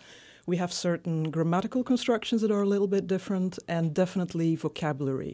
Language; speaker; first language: English; non-native, fluent; Dutch